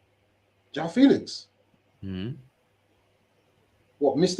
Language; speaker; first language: English; native; English